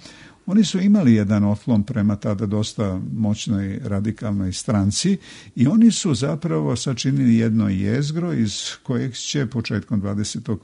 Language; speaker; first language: Serbian; native; Serbian